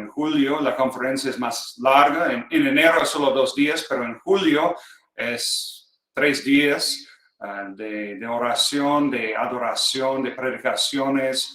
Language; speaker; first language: Spanish; non-native, fluent; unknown